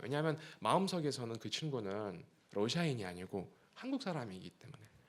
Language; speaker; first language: Korean; non-native, fluent; Russian